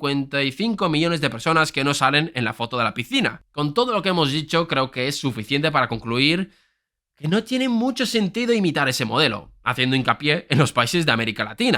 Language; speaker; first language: Spanish; native; Spanish